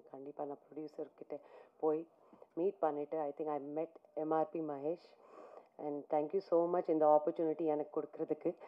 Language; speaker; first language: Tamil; non-native, fluent; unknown